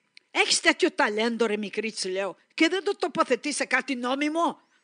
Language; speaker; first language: Greek; early bilingual, heritage; Greek